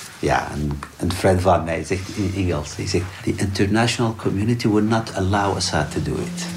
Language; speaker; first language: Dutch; non-native, learner; Arabic